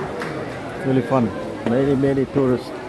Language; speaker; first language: English; non-native, learner; Vietnamese